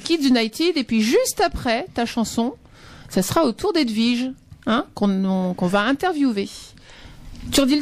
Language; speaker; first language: French; native; French